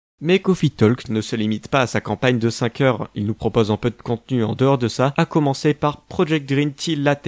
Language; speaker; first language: French; native; French